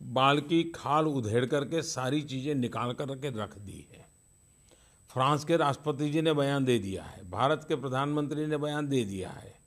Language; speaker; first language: Hindi; non-native, local second language; Gujarati